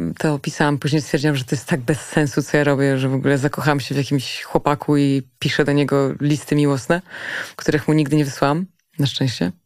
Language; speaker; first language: Polish; early bilingual, other home language; German